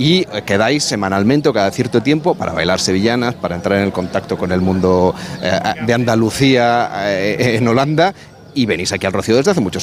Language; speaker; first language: Spanish; native; Spanish